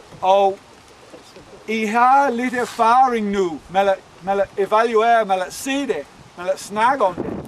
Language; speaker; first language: Danish; non-native, fluent; English